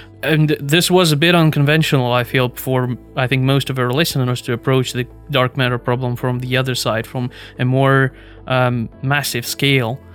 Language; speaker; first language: English; non-native, fluent; Russian